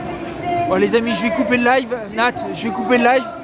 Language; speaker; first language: French; native; French